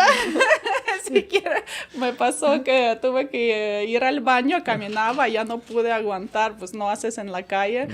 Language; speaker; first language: Spanish; non-native, fluent; Ukrainian